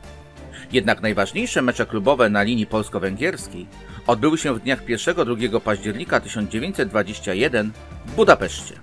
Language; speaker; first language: Polish; native; Polish